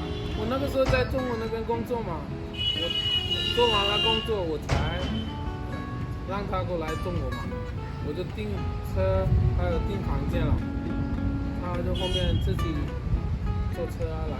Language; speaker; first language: Chinese; non-native, fluent; Hindi